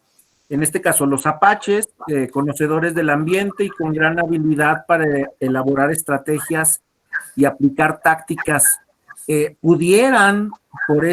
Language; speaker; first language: Spanish; native; Spanish